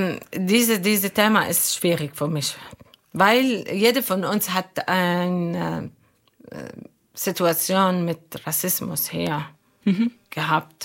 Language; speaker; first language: German; non-native, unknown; Arabic